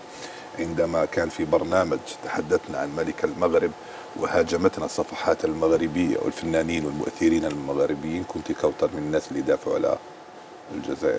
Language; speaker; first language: Arabic; native; Arabic